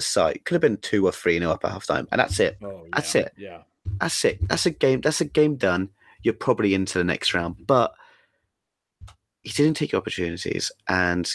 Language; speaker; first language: English; native; English